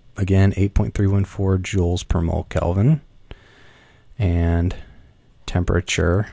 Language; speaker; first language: English; native; English